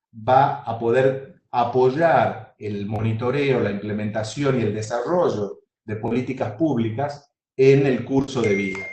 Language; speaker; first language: Spanish; native; Spanish